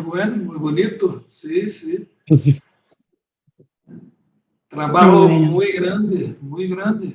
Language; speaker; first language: Spanish; non-native, learner; Portuguese